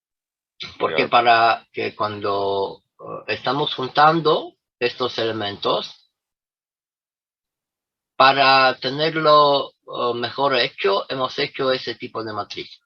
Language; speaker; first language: Spanish; non-native, fluent; Romanian